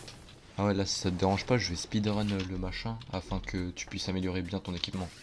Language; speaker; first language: French; native; French